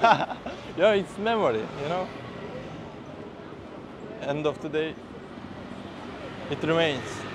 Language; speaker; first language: English; non-native, fluent; Turkish